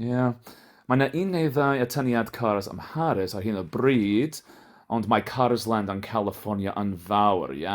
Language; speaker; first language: Welsh; non-native, learner; English